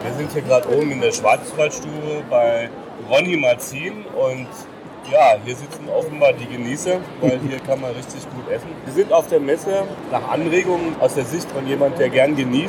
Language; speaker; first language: German; native; German